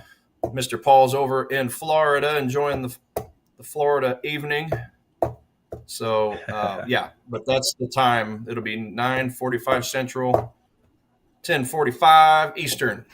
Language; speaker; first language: English; native; English